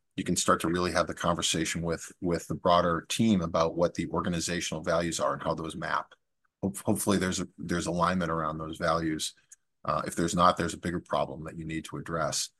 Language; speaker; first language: English; native; English